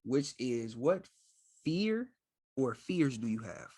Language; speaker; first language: English; native; English